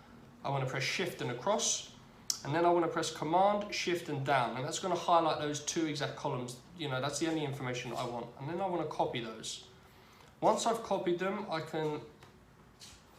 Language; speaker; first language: English; native; English